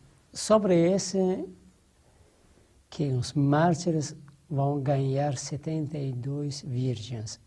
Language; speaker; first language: Portuguese; non-native, fluent; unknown